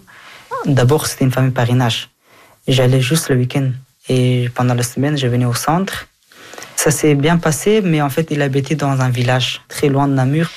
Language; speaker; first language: French; non-native, fluent; Persian